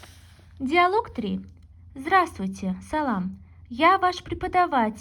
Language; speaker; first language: Russian; non-native, local second language; Azerbaijani